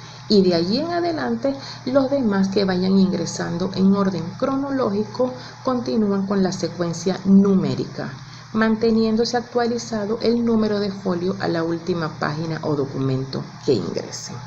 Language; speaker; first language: Spanish; native; Spanish